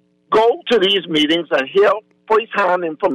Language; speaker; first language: English; native; English